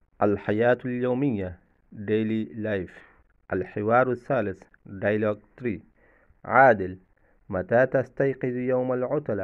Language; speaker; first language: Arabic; non-native, fluent; Bangla